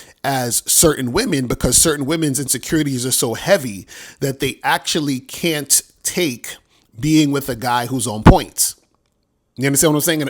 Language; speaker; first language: English; native; English